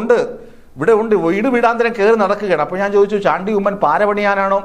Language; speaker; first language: Malayalam; native; Malayalam